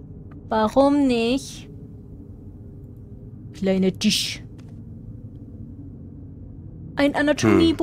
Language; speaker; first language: German; native; German